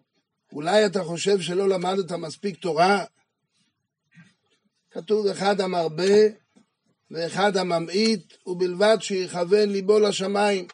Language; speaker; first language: Hebrew; non-native, fluent; French